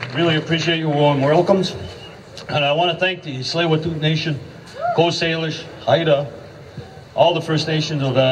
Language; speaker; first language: English; native; English